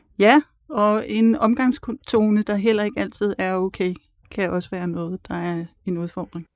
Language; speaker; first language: Danish; native; Danish